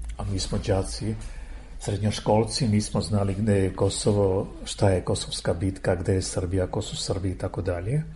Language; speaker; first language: Serbian; non-native, fluent; Armenian